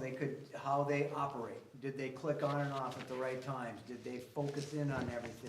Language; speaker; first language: English; native; English